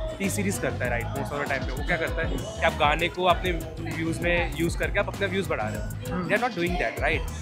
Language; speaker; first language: Hindi; native; Hindi